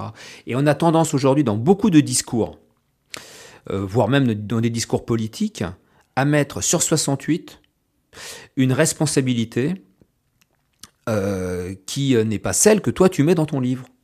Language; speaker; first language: French; native; French